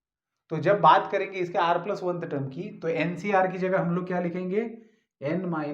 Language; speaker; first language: Hindi; native; Hindi